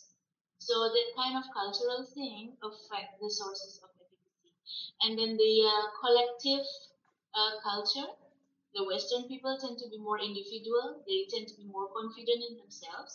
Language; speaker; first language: English; non-native, fluent; Malay